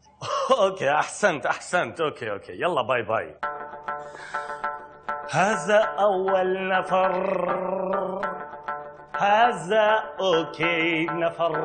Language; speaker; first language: Arabic; non-native, learner; Hindi